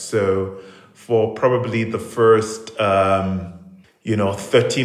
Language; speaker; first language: English; non-native, local second language; Krio